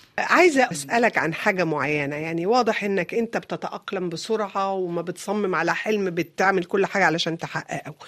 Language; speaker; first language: Arabic; native; Arabic